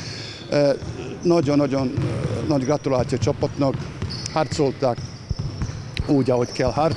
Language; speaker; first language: Hungarian; non-native, learner; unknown